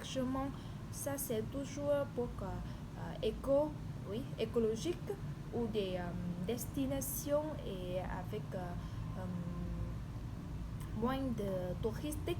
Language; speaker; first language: French; non-native, learner; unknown